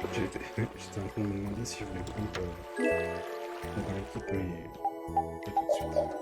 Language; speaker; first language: French; native; French